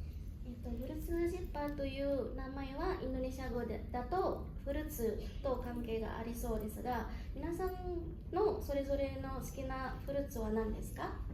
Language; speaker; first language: Japanese; non-native, fluent; Indonesian